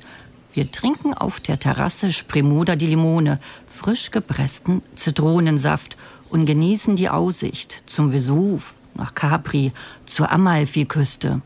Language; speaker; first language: German; native; German